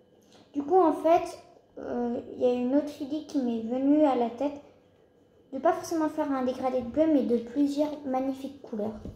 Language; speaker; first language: French; early bilingual, other home language; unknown